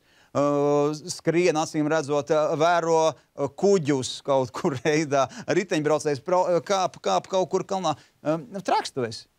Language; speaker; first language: Latvian; native; Latvian